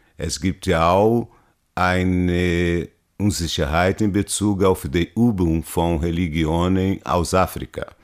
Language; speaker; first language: German; non-native, learner; Portuguese